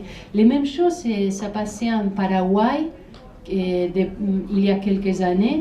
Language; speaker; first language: French; non-native, fluent; Spanish